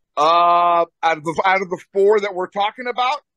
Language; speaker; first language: English; native; English